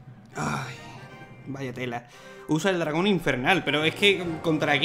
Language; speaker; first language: Spanish; native; Spanish